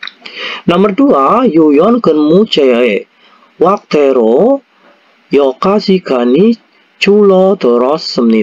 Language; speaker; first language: Korean; non-native, fluent; Indonesian